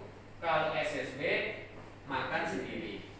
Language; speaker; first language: Indonesian; native; Indonesian